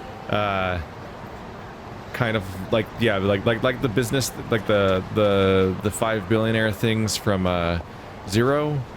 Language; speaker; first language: English; native; English